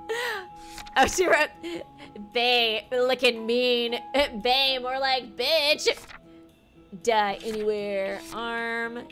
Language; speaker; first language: English; native; English